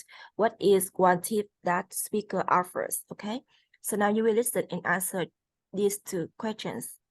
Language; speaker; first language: English; non-native, fluent; Vietnamese